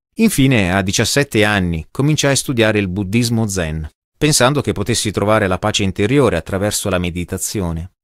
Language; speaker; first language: Italian; non-native, fluent; English